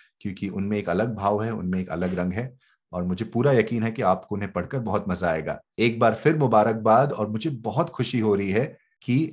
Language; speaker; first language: Hindi; native; Hindi